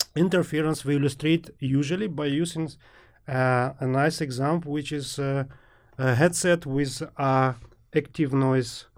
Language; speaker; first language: English; non-native, fluent; Ukrainian